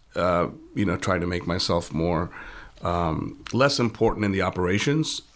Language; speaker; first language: English; native; English